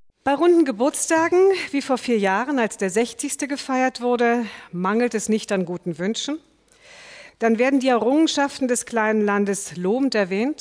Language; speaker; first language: German; native; German